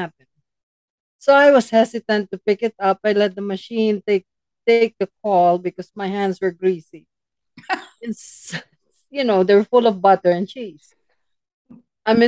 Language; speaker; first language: English; non-native, local second language; Filipino